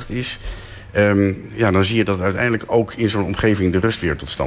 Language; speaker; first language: Dutch; native; Dutch